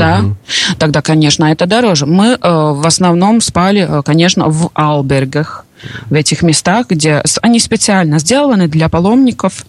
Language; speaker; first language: Russian; non-native, local second language; Latvian